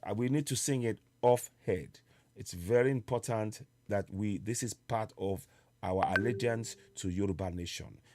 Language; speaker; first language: English; non-native, local second language; Yoruba